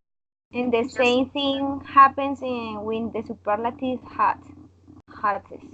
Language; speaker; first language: English; non-native, learner; Spanish